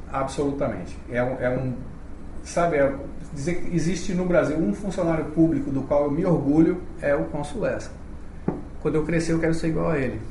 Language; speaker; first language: Portuguese; native; Portuguese